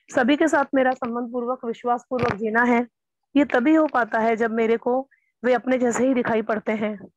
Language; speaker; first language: Hindi; native; Hindi